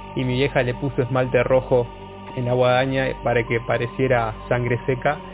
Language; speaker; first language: Spanish; native; Spanish